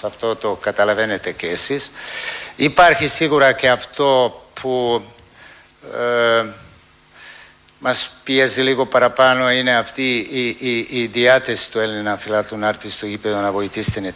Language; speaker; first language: Greek; non-native, fluent; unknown